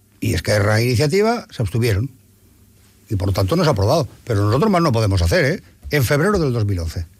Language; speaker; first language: Spanish; non-native, local second language; Catalan